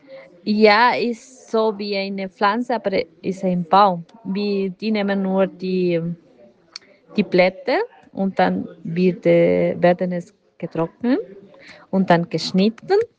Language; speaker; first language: German; non-native, learner; Spanish